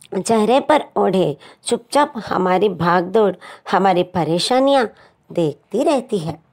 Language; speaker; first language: Hindi; non-native, local second language; Telugu